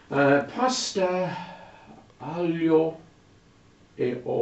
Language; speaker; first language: Italian; non-native, learner; English